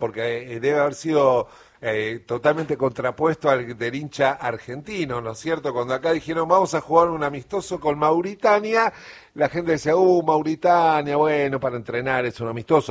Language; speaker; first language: Spanish; native; Spanish